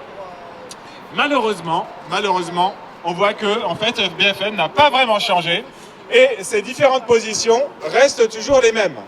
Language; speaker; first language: French; native; French